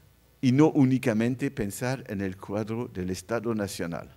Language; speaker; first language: Spanish; non-native, fluent; French